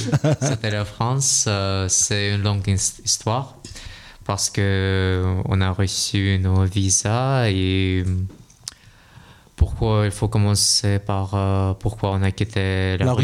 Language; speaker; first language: French; non-native, fluent; Russian